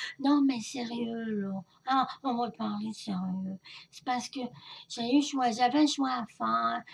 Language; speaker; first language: French; native; French